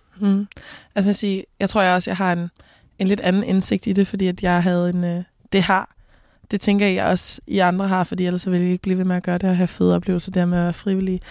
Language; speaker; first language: Danish; native; Danish